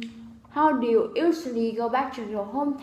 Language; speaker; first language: English; non-native, learner; Vietnamese